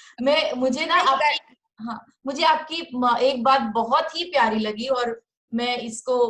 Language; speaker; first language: Hindi; native; Hindi